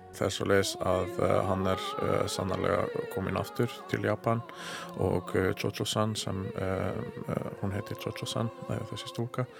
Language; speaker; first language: Icelandic; non-native, learner; Hungarian